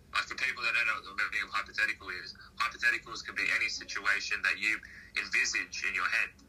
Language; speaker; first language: English; native; English